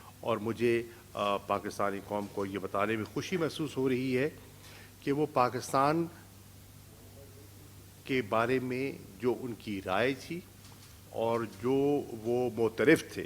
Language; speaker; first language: Urdu; native; Urdu